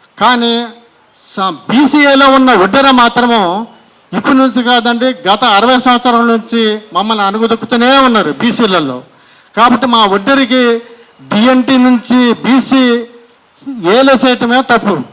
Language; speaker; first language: Telugu; native; Telugu